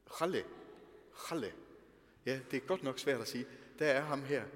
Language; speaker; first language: Danish; native; Danish